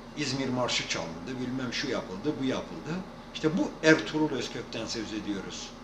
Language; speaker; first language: Turkish; non-native, local second language; Kurdish